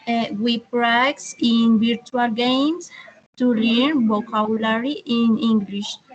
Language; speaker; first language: English; non-native, learner; Spanish